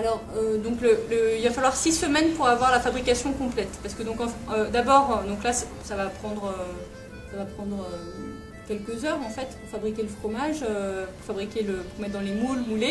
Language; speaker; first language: French; native; French